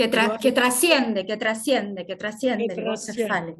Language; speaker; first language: Spanish; native; Spanish